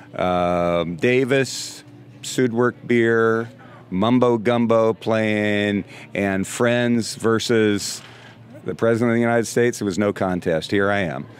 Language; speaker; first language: English; native; English